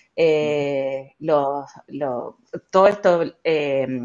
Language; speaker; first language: Spanish; native; Spanish